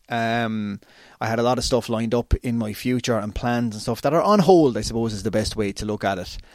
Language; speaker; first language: English; native; English